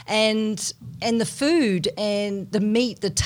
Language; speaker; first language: English; native; English